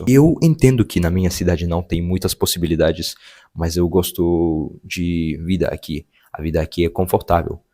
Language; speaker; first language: Portuguese; non-native, fluent; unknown